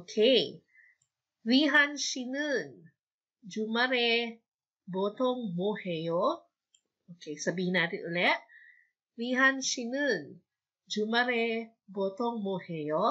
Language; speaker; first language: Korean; non-native, fluent; Filipino